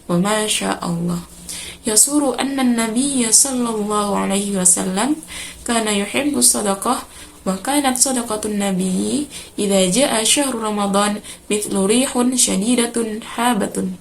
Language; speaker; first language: Arabic; non-native, learner; Indonesian